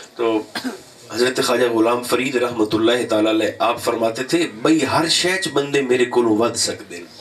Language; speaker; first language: Urdu; non-native, local second language; Punjabi